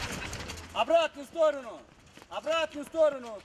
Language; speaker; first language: Russian; non-native, local second language; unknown